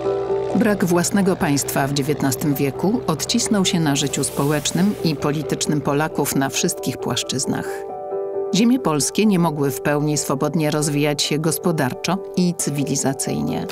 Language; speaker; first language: Polish; native; Polish